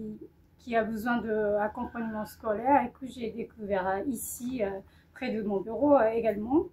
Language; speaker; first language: French; non-native, fluent; Japanese